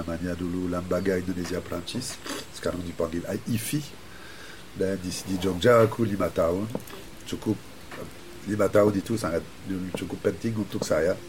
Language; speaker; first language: Indonesian; non-native, fluent; French